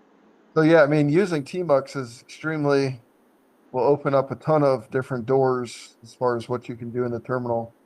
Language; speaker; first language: English; native; English